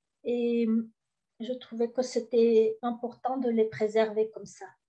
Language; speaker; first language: French; early bilingual, heritage; French